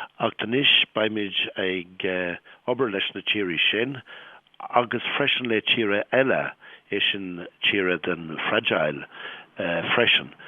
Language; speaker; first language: Irish; non-native, local second language; English